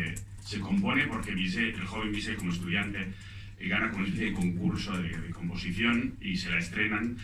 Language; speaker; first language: Spanish; native; Spanish